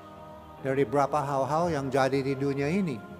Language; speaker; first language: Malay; non-native, fluent; English